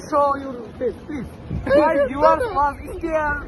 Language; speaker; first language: English; non-native, local second language; Bangla